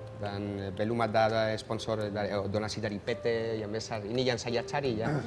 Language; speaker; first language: Indonesian; non-native, fluent; Catalan